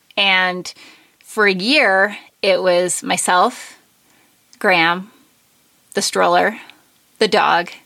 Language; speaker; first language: English; native; English